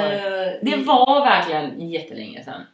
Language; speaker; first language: Swedish; native; Swedish